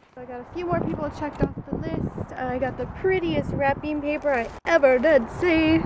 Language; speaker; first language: English; native; English